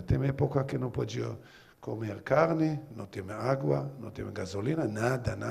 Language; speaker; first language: Portuguese; non-native, learner; Hebrew